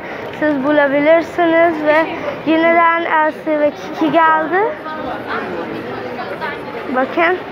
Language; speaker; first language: Turkish; non-native, learner; Urdu